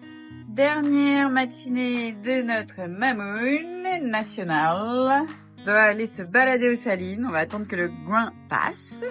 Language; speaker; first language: French; native; French